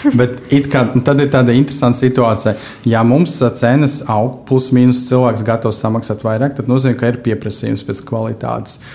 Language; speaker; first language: Latvian; non-native, local second language; Russian